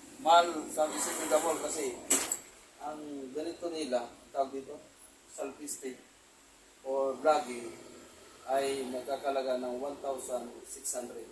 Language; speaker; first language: Filipino; native; Filipino